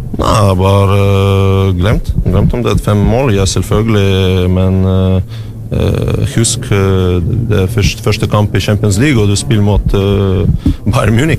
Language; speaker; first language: Norwegian; non-native, learner; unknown